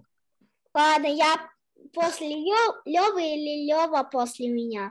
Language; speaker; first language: Russian; early bilingual, heritage; Russian